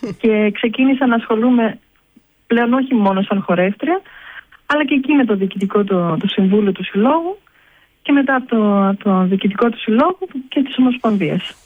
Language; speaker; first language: Greek; early bilingual, heritage; Greek